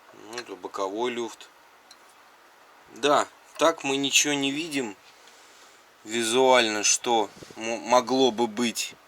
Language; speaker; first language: Russian; native; Russian